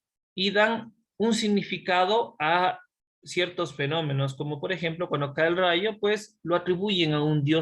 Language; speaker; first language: Spanish; native; Spanish